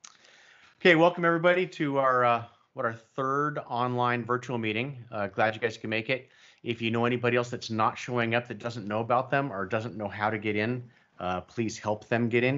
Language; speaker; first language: English; native; English